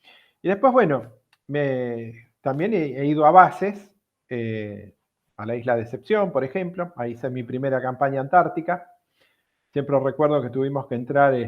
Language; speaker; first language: Spanish; native; Spanish